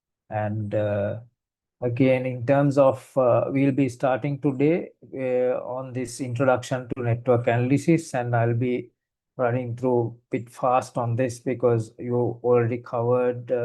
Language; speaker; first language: English; non-native, fluent; Sinhala